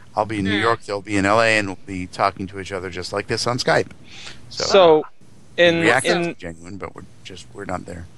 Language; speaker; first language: English; native; English